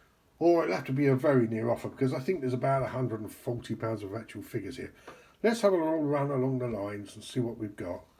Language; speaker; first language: English; native; English